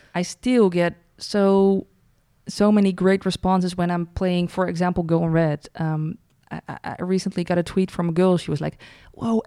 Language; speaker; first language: English; non-native, fluent; Dutch